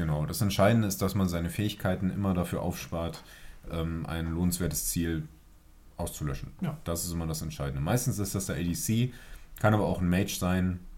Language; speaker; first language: German; native; German